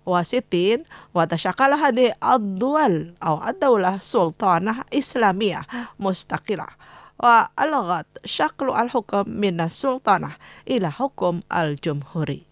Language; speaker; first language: Arabic; non-native, fluent; Indonesian